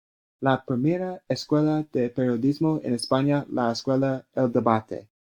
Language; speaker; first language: Spanish; non-native, learner; English